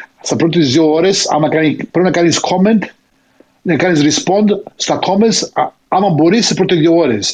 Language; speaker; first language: Greek; early bilingual, heritage; Greek